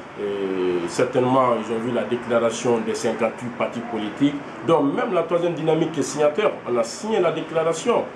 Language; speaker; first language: French; non-native, local second language; Fula